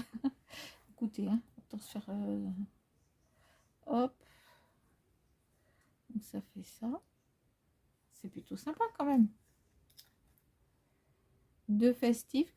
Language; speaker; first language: French; native; French